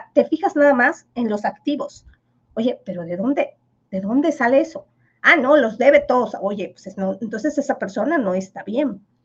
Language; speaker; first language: Spanish; non-native, local second language; Yucateco